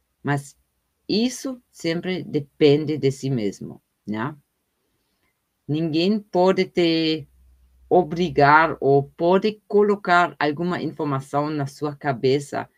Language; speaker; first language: Portuguese; non-native, fluent; German